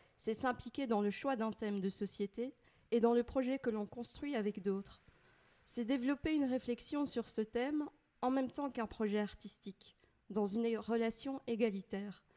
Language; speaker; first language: French; native; French